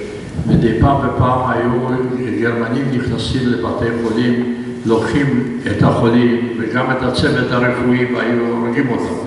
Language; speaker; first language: Hebrew; non-native, fluent; Polish